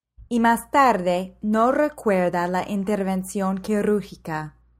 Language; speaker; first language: Spanish; non-native, fluent; English